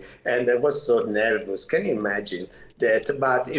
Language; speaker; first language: English; non-native, fluent; Italian